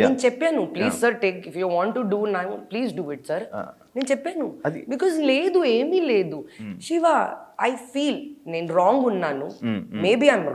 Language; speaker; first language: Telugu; non-native, local second language; Hindi